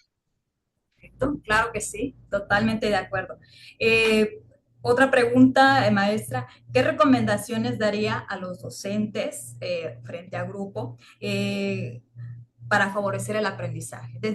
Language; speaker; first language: Spanish; native; Spanish